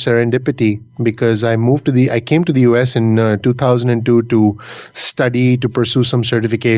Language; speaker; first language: English; non-native, local second language; Hindi